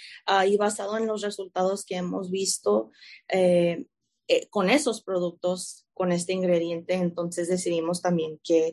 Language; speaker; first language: Spanish; early bilingual, heritage; Spanish